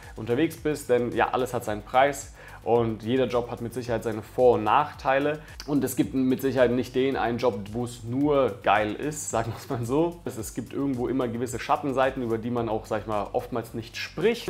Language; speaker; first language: German; native; German